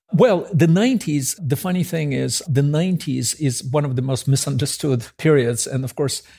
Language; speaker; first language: English; early bilingual, other home language; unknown